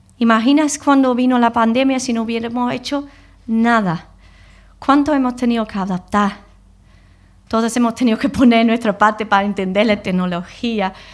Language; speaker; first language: Spanish; non-native, fluent; English